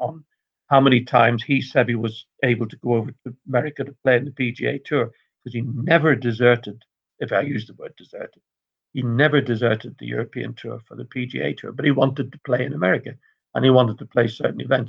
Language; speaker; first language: English; native; English